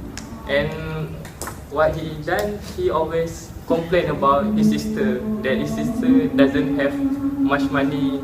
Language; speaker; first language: English; non-native, local second language; Malay